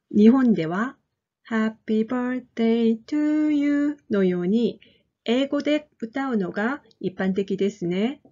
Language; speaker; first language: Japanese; non-native, fluent; Korean